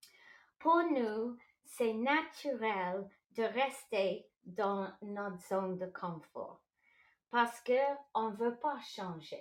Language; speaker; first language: French; non-native, local second language; English